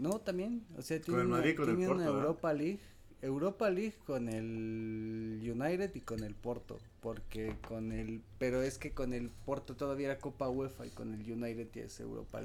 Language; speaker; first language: Spanish; native; Spanish